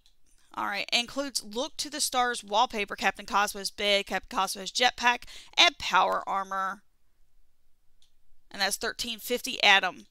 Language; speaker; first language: English; native; English